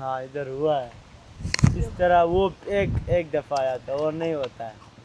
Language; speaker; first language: Hindi; non-native, local second language; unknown